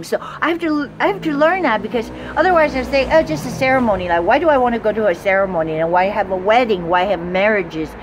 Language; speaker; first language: English; non-native, fluent; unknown